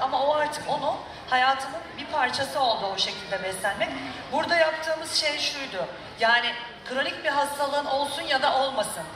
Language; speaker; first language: Turkish; native; Turkish